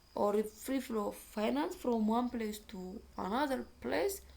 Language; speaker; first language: English; non-native, local second language; Amharic